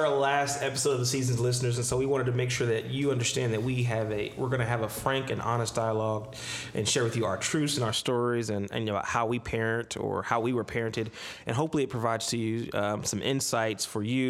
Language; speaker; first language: English; native; English